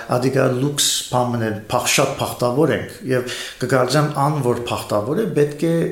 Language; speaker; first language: Armenian; native; Armenian